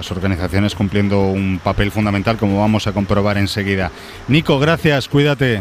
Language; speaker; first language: Spanish; native; Spanish